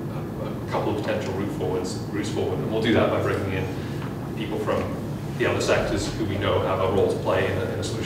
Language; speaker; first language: English; native; English